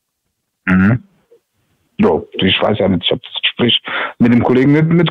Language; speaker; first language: German; native; German